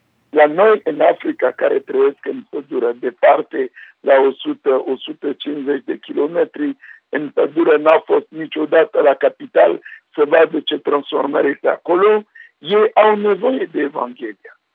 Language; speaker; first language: Romanian; non-native, fluent; Sango